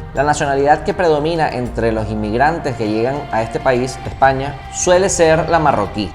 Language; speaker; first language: Spanish; native; Spanish